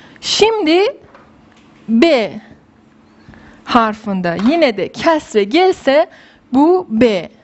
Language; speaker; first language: Turkish; non-native, fluent; Persian